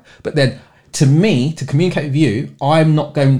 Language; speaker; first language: English; native; English